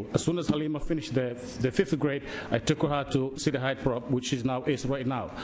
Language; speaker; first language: English; non-native, learner; Somali